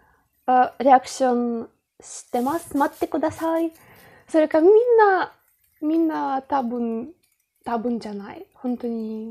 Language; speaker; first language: Japanese; non-native, learner; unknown